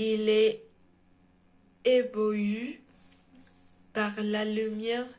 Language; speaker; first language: French; non-native, learner; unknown